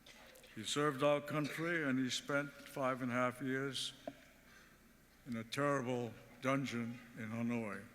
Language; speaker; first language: English; early bilingual, other home language; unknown